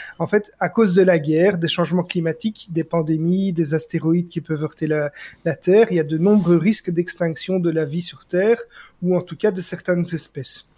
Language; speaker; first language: French; native; French